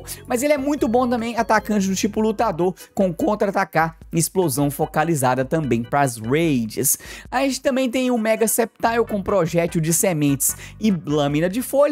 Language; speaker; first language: Portuguese; native; Portuguese